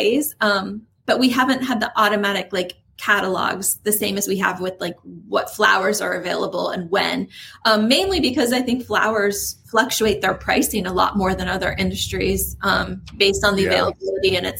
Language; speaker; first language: English; native; English